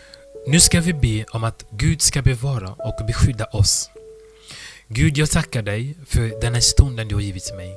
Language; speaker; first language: Swedish; non-native, fluent; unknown